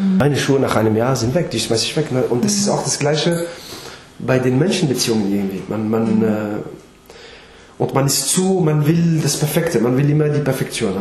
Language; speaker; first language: German; non-native, fluent; French